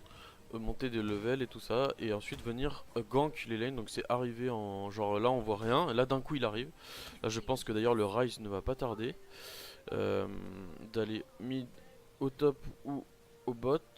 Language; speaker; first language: French; native; French